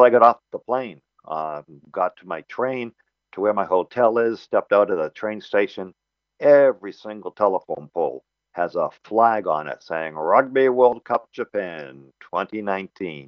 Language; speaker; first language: English; native; English